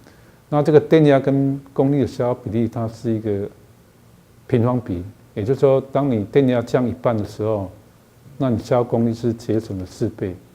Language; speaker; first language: Chinese; native; Chinese